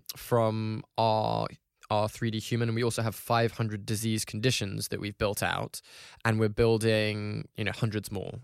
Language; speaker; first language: English; native; English